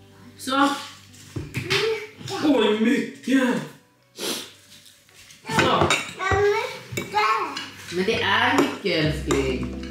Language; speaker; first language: Swedish; native; Swedish